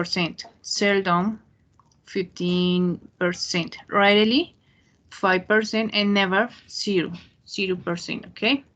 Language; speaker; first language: English; non-native, fluent; Spanish